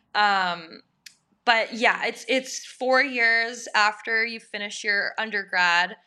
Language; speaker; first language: English; native; English